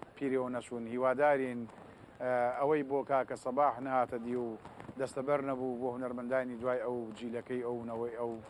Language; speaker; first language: Central Kurdish; non-native, local second language; Gurani